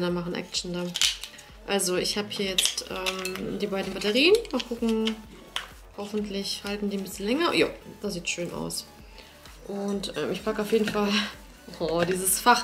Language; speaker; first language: German; native; German